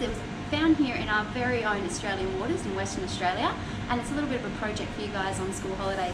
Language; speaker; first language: English; native; English